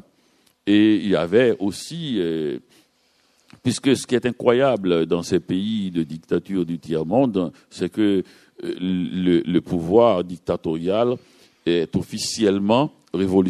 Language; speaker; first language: French; native; French